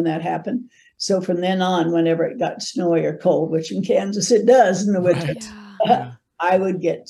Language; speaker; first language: English; native; English